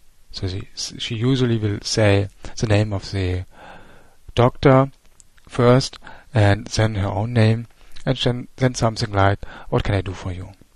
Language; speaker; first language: English; non-native, fluent; German